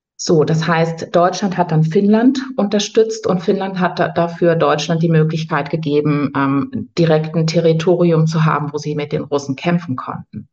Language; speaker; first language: German; native; German